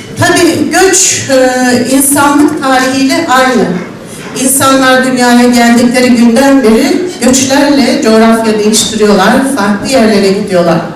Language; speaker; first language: Turkish; non-native, local second language; Adyghe